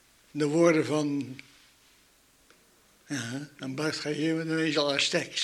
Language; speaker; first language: Dutch; native; Dutch